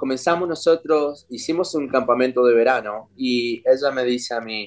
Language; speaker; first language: Spanish; early bilingual, other home language; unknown